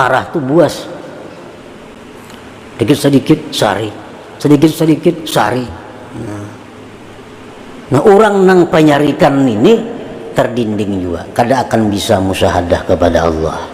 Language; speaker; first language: Indonesian; non-native, local second language; Banjar